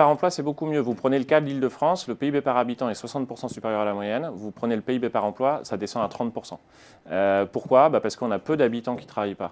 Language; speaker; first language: French; native; French